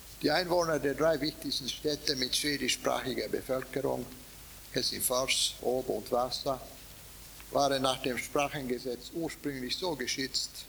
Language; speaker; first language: German; non-native, fluent; Swedish